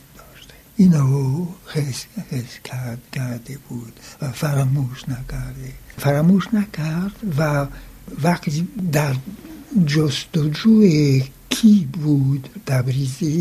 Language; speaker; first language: Persian; non-native, fluent; French